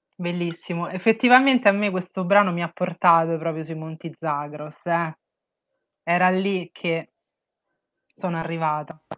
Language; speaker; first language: Italian; native; Italian